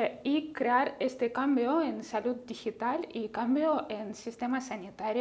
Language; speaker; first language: Spanish; non-native, fluent; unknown